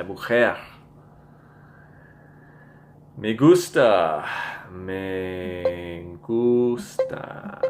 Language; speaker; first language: Spanish; non-native, learner; English